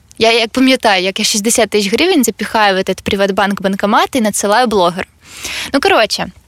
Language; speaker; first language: Ukrainian; non-native, local second language; Russian